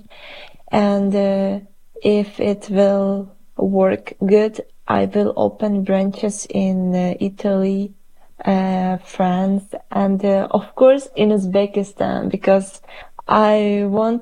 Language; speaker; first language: English; non-native, fluent; Uzbek